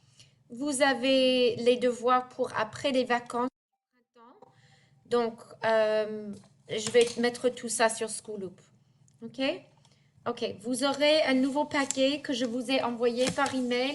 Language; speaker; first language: French; non-native, fluent; English